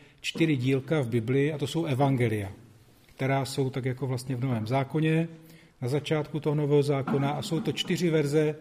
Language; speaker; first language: Czech; native; Czech